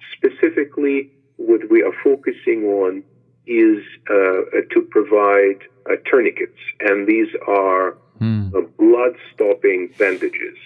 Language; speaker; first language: English; non-native, fluent; Ukrainian